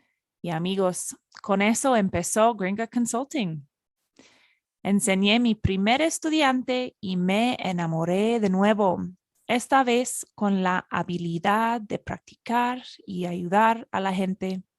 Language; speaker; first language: Spanish; non-native, fluent; English